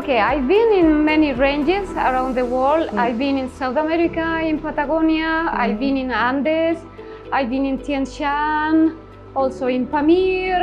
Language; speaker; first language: English; non-native, learner; Spanish